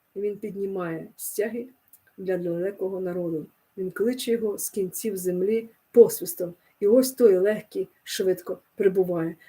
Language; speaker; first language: Ukrainian; non-native, local second language; Russian